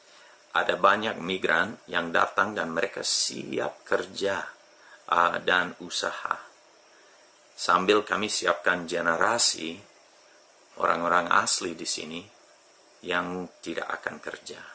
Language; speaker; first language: Indonesian; non-native, fluent; English